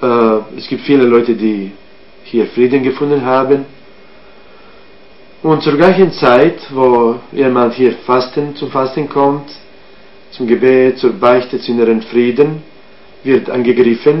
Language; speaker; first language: German; non-native, fluent; Croatian